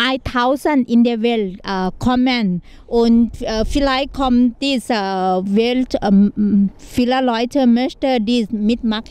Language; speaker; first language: German; non-native, learner; Thai